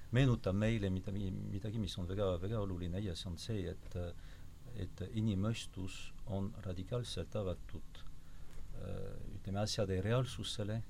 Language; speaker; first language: Estonian; non-native, fluent; French